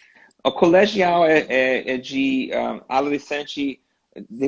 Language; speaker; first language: Portuguese; non-native, learner; English